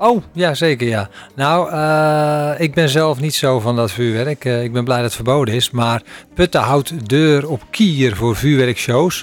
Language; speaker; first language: Dutch; native; Dutch